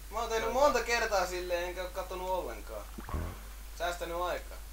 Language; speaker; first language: Finnish; native; Finnish